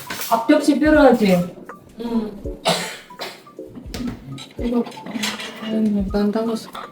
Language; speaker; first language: Korean; non-native, fluent; Indonesian